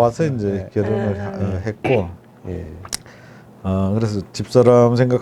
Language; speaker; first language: Korean; native; Korean